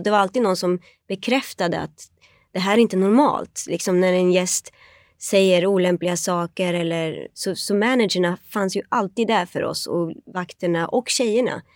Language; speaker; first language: Swedish; early bilingual, other home language; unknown